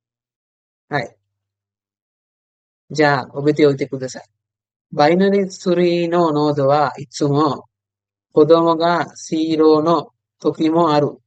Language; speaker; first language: Japanese; non-native, fluent; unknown